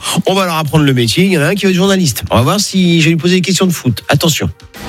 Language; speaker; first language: French; native; French